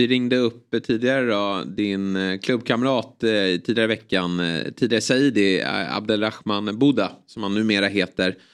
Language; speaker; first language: Swedish; native; Swedish